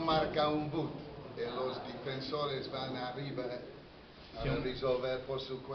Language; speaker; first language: Spanish; non-native, fluent; English